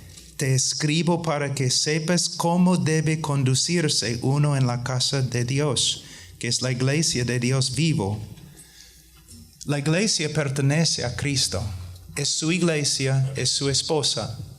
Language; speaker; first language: Spanish; non-native, fluent; English